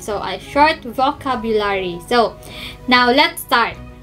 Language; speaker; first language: English; non-native, local second language; Filipino